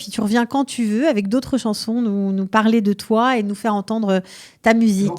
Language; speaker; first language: French; native; French